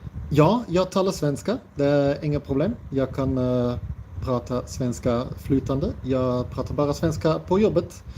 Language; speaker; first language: Swedish; non-native, fluent; Dutch